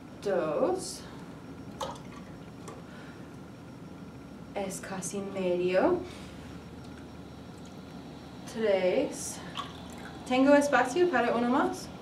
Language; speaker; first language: Spanish; non-native, learner; English